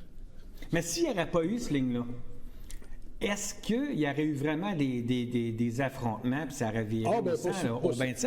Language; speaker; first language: French; native; French